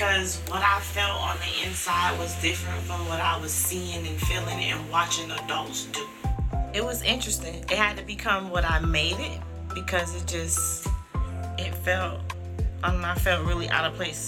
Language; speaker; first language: English; native; English